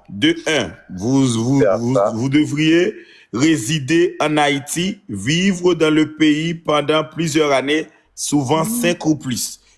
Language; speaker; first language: French; non-native, local second language; Haitian Creole